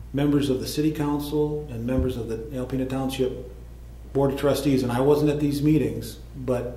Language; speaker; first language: English; native; English